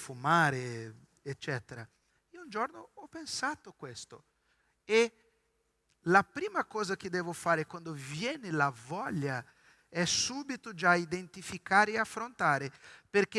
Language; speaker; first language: Italian; non-native, fluent; Portuguese